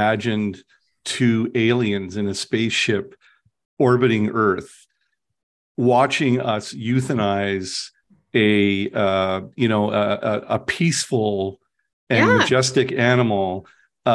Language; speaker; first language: English; native; English